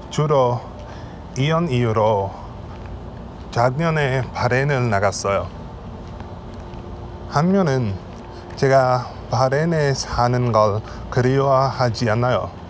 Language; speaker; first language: Korean; non-native, learner; English